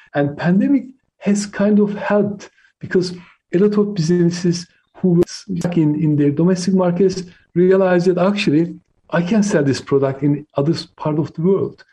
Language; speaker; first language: English; non-native, fluent; Turkish